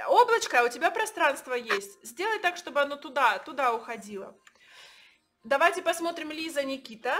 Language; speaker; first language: Russian; native; Russian